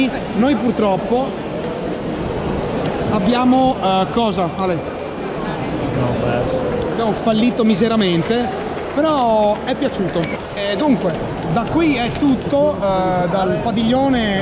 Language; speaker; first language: Italian; native; Italian